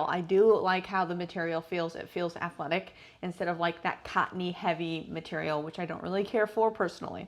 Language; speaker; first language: English; native; English